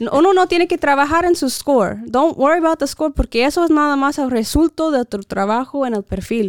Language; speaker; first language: Spanish; non-native, fluent; English